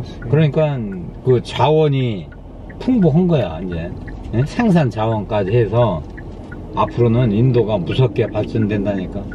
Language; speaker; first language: Korean; native; Korean